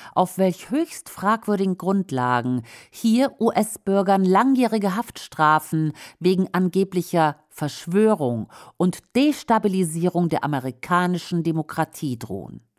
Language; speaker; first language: German; native; German